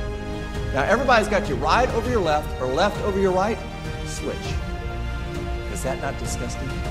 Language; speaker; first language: English; native; English